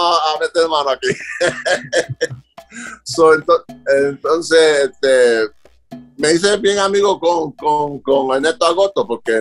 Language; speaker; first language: Spanish; early bilingual, other home language; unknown